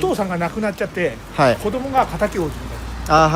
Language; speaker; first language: Japanese; native; Japanese